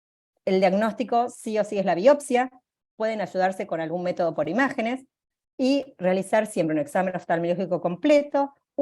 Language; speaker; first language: Spanish; native; Spanish